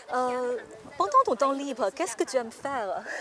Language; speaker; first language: French; non-native, fluent; Chinese